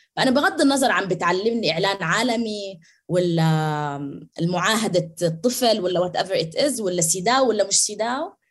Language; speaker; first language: Arabic; native; Arabic